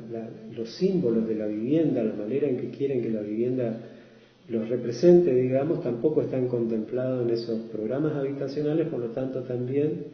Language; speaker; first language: Spanish; native; Spanish